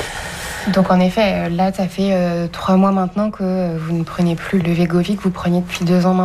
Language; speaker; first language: French; native; French